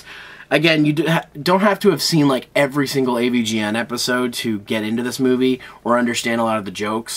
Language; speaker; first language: English; native; English